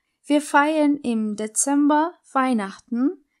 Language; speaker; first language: German; non-native, fluent; Turkish